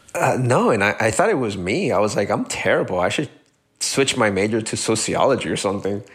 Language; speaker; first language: English; early bilingual, other home language; Spanish